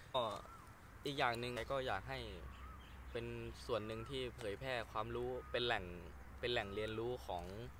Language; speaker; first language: Thai; native; Thai